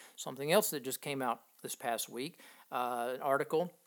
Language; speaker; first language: English; native; English